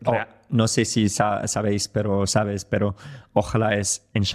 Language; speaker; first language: Spanish; non-native, fluent; English